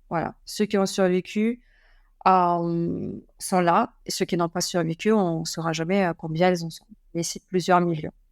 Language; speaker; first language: French; non-native, fluent; Russian